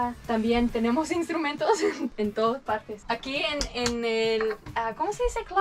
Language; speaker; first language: Spanish; non-native, fluent; English